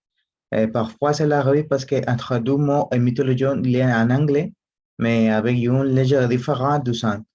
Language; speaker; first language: French; non-native, learner; Spanish